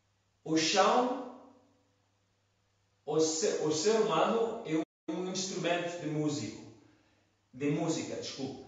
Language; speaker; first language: Portuguese; non-native, fluent; French